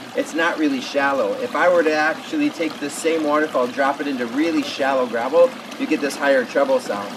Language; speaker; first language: English; native; English